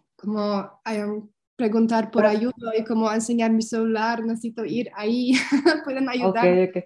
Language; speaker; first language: Spanish; non-native, learner; Polish